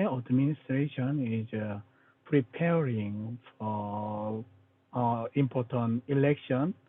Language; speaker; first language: English; non-native, learner; Korean